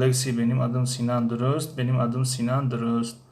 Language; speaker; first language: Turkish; non-native, fluent; Tajik